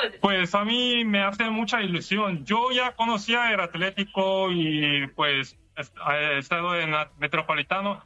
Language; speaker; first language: Spanish; non-native, fluent; Korean